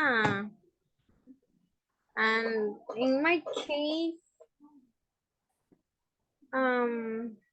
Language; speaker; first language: English; non-native, learner; Spanish